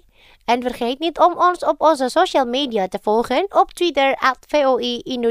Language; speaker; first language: Dutch; non-native, fluent; Indonesian